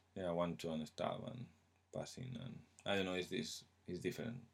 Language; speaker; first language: English; non-native, learner; Spanish